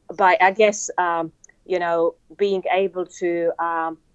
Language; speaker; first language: English; non-native, fluent; Czech